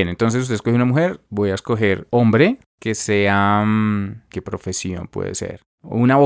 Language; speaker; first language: Spanish; native; Spanish